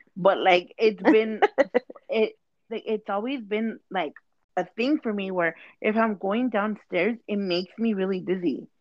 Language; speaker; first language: English; early bilingual, other home language; Spanish